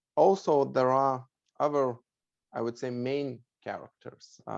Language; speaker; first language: English; non-native, fluent; Lithuanian